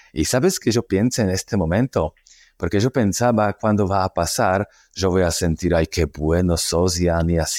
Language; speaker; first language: Spanish; non-native, fluent; Slovak